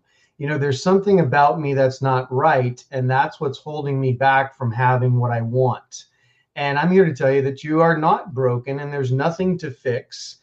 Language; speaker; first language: English; native; English